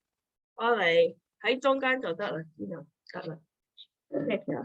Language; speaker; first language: Chinese; early bilingual, other home language; Cantonese